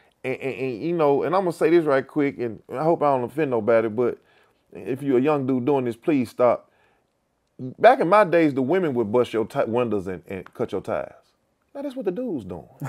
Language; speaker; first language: English; native; English